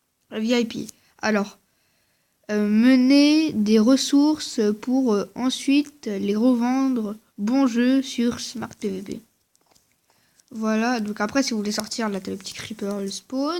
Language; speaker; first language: French; native; French